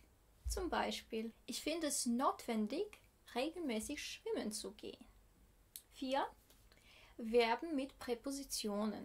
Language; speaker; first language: German; non-native, fluent; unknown